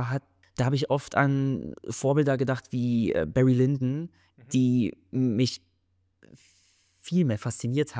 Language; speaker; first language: German; native; German